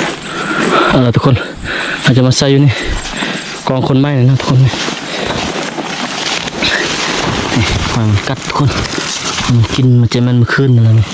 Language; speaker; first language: Thai; non-native, local second language; Lao